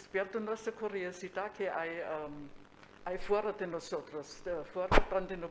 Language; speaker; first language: Spanish; non-native, fluent; German